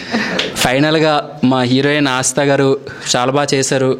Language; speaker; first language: Telugu; native; Telugu